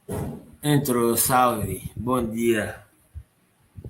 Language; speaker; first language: Portuguese; native; Portuguese